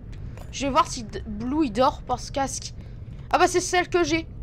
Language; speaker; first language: French; native; French